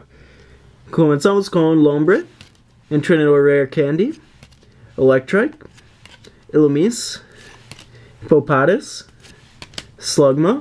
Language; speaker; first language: Spanish; non-native, learner; English